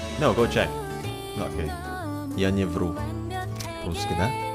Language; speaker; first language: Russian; non-native, learner; Indonesian